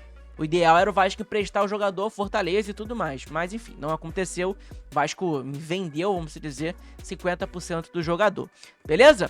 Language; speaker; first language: Portuguese; native; Portuguese